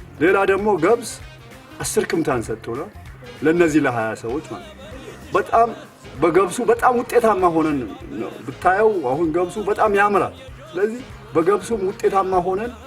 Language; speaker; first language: Amharic; non-native, local second language; Sebat Bet Gurage